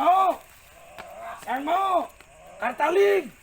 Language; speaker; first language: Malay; non-native, local second language; Javanese